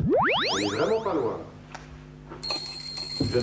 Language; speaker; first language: French; native; French